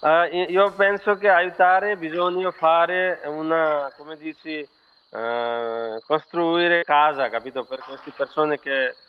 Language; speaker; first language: Italian; non-native, fluent; Nepali